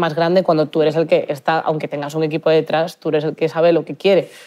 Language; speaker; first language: Spanish; native; Spanish